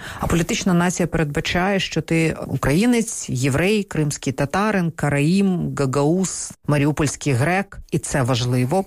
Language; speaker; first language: Ukrainian; non-native, local second language; Russian